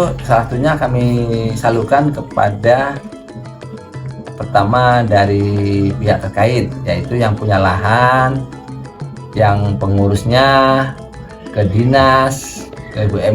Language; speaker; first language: Indonesian; non-native, local second language; Javanese